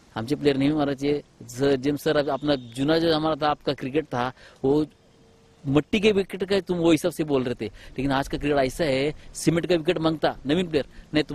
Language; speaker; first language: Hindi; non-native, local second language; Marathi